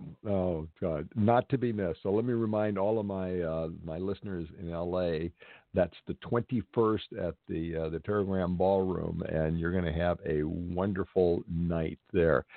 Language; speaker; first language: English; native; English